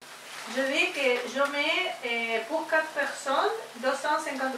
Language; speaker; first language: French; non-native, learner; Spanish